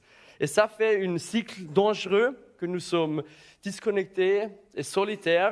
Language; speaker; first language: French; non-native, learner; German